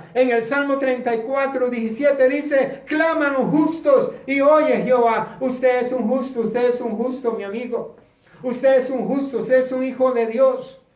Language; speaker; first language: Spanish; native; Spanish